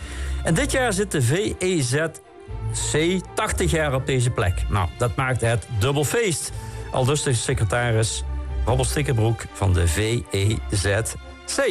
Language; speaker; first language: Dutch; native; Dutch